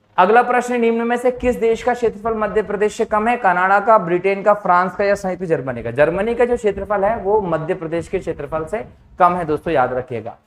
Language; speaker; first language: Hindi; native; Hindi